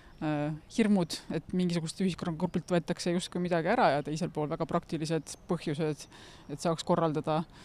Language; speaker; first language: Estonian; native; Estonian